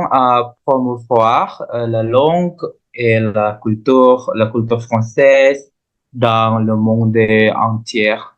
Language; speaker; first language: French; non-native, learner; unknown